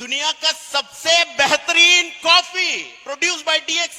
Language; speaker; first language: Hindi; non-native, fluent; Bangla